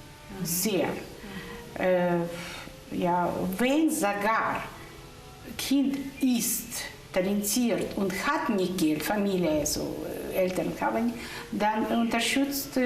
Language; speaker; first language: German; non-native, learner; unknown